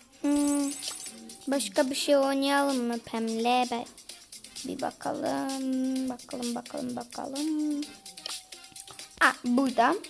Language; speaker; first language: Turkish; early bilingual, heritage; Turkish